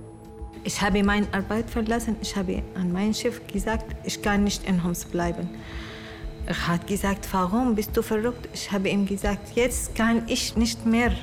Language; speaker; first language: German; non-native, learner; Arabic